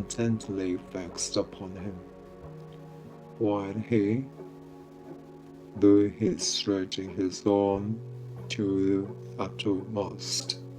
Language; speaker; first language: English; non-native, fluent; Japanese